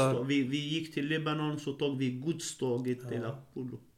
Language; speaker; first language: Swedish; non-native, fluent; Arabic